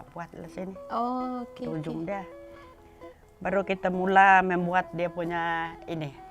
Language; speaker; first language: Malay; non-native, local second language; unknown